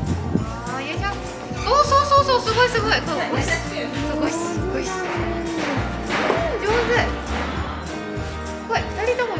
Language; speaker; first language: Japanese; native; Japanese